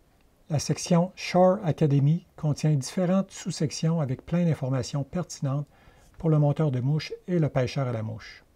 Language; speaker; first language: French; native; French